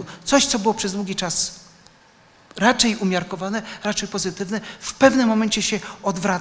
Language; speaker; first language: Polish; native; Polish